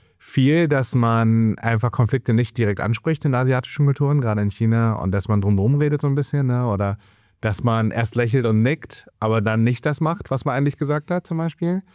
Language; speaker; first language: German; early bilingual, other home language; Chinese